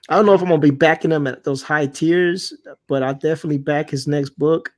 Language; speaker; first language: English; non-native, fluent; Spanish